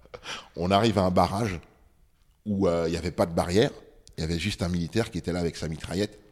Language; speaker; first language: French; early bilingual, other home language; Bambara